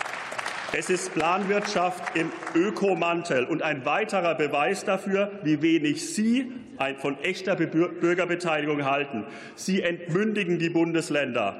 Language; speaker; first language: German; native; German